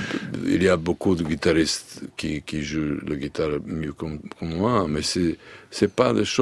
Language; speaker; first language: French; non-native, learner; Serbian